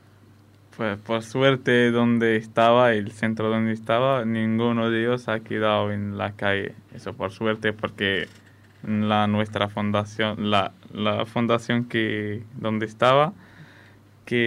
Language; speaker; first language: Spanish; non-native, fluent; Arabic